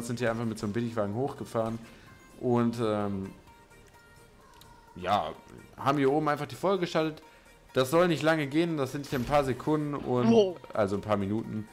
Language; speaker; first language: German; native; German